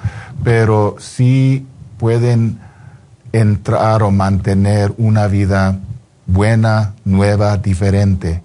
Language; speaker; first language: Spanish; non-native, fluent; English